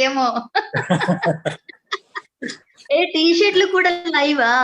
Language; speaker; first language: Telugu; non-native, learner; Malayalam